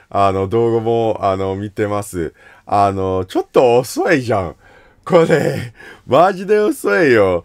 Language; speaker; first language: Japanese; non-native, learner; English